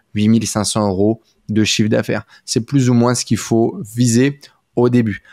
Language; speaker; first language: French; native; French